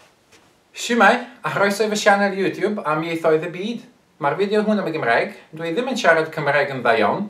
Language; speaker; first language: Welsh; non-native, learner; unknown